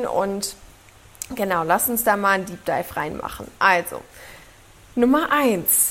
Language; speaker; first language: German; native; German